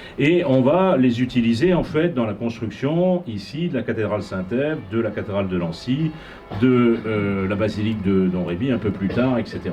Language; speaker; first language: French; native; French